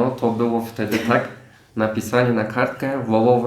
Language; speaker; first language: Polish; non-native, fluent; Turkish